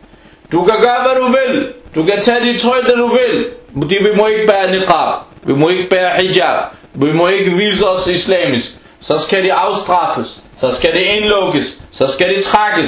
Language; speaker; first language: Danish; non-native, fluent; Arabic